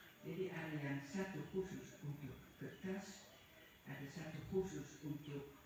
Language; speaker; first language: Indonesian; non-native, fluent; Dutch